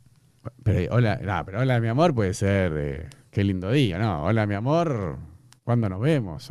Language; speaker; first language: Spanish; native; Spanish